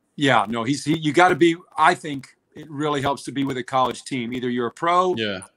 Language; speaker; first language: English; native; English